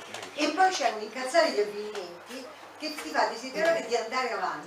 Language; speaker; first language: Italian; native; Italian